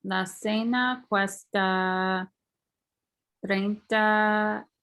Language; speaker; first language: Spanish; non-native, learner; English